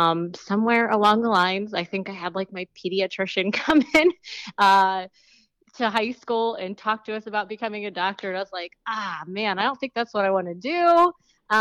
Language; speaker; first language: English; native; English